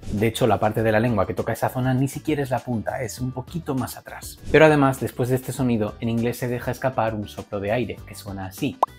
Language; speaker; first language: Spanish; native; Spanish